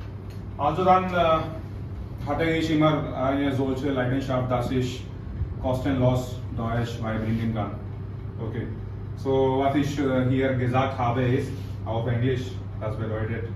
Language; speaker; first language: German; non-native, fluent; Hindi